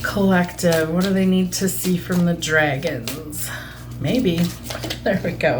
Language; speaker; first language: English; native; English